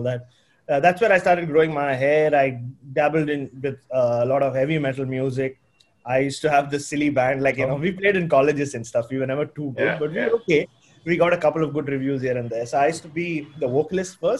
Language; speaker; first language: English; non-native, local second language; Tamil